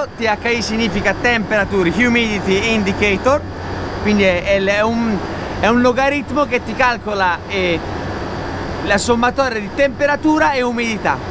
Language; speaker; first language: Italian; native; Italian